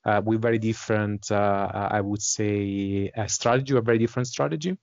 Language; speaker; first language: English; non-native, fluent; Italian